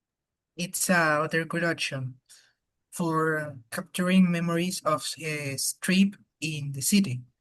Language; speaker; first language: English; non-native, learner; Spanish